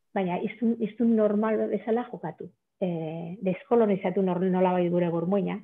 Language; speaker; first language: Basque; non-native, local second language; Spanish